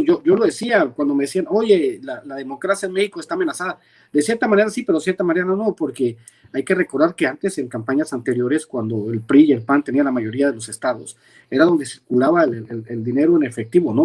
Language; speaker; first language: Spanish; native; Spanish